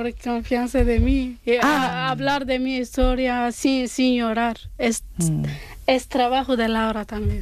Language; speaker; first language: Spanish; non-native, learner; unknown